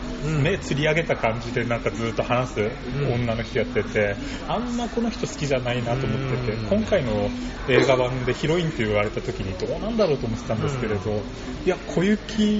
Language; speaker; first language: Japanese; native; Japanese